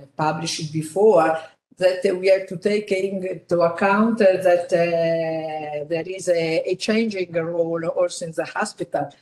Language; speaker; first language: English; non-native, fluent; Italian